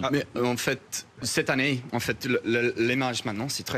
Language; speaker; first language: French; non-native, fluent; English